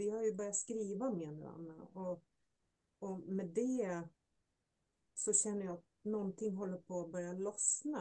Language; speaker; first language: Swedish; native; Swedish